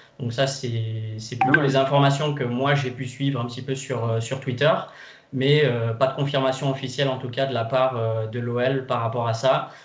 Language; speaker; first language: French; non-native, fluent; Portuguese